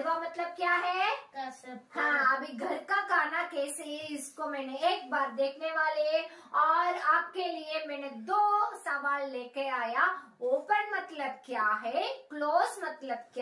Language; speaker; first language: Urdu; non-native, local second language; Tamil